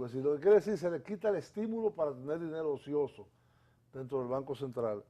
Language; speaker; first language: Spanish; native; Spanish